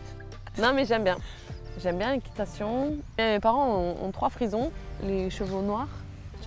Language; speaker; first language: French; native; French